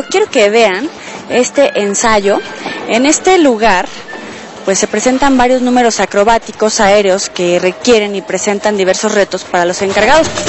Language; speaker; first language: Spanish; native; Spanish